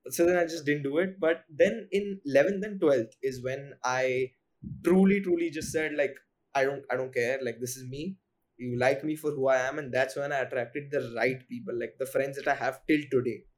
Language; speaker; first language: English; non-native, local second language; Hindi